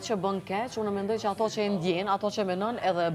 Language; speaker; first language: Albanian; native; Albanian